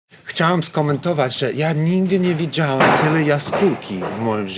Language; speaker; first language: Polish; non-native, learner; English